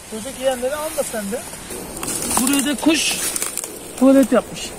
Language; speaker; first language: Turkish; native; Turkish